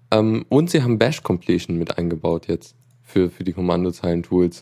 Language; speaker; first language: German; native; German